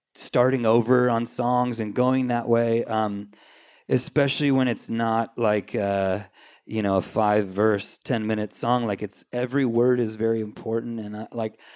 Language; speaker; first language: English; native; English